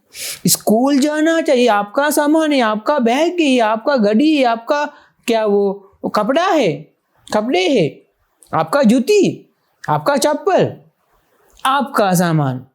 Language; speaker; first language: Hindi; non-native, fluent; Sinhala